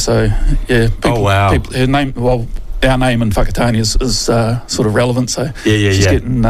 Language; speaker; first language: English; native; English